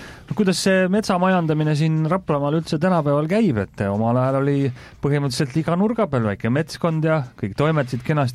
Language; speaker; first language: Estonian; native; Estonian